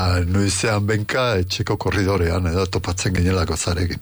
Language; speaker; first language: Basque; native; Basque